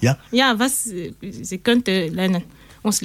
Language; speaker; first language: German; non-native, learner; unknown